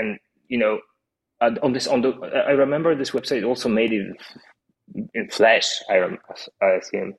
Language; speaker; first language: English; non-native, fluent; Polish